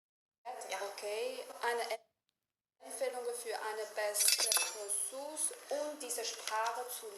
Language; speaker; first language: German; non-native, learner; Chinese